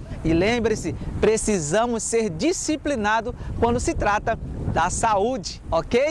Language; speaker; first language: Portuguese; native; Portuguese